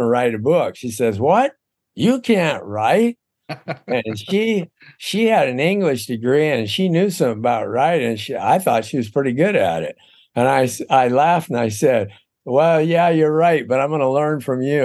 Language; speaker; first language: English; native; English